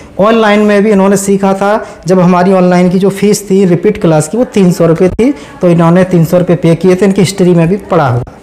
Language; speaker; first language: Hindi; native; Hindi